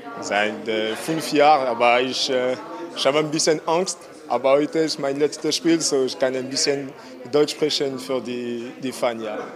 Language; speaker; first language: German; non-native, learner; French